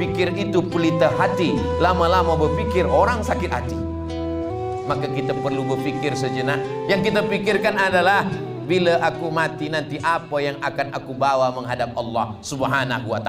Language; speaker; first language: Malay; native; Malay